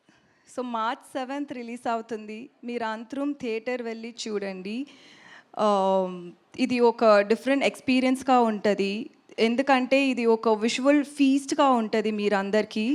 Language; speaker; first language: Telugu; non-native, learner; Tamil